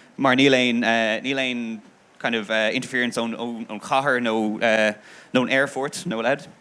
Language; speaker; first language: Irish; non-native, local second language; English